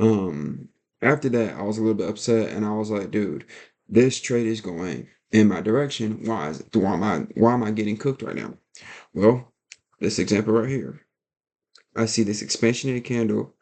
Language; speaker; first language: English; native; English